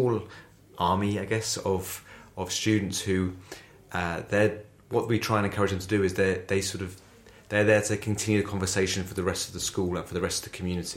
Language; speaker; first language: English; native; English